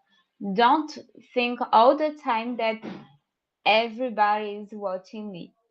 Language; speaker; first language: English; non-native, learner; Portuguese